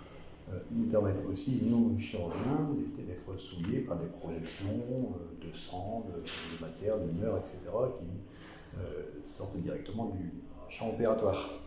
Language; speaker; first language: French; native; French